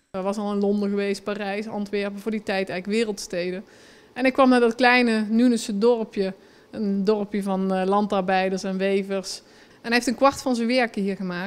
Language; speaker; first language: Dutch; native; Dutch